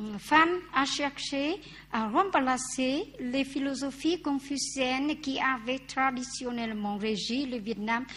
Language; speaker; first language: French; non-native, fluent; Vietnamese